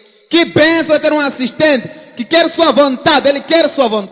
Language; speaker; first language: Portuguese; native; Portuguese